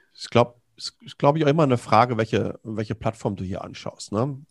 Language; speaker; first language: German; native; German